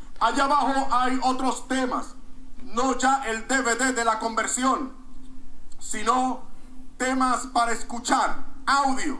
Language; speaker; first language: Spanish; native; Spanish